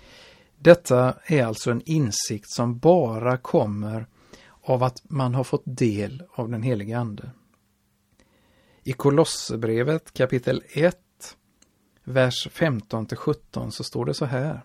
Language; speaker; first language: Swedish; native; Swedish